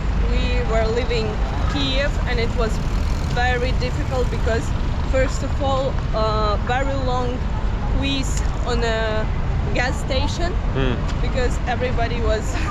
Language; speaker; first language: English; non-native, fluent; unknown